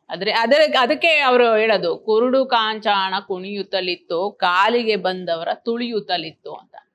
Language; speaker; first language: Kannada; native; Kannada